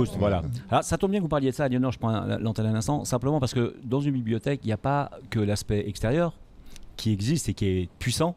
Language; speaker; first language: French; native; French